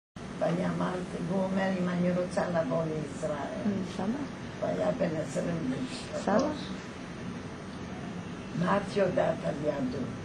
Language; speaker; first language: Hebrew; non-native, fluent; Polish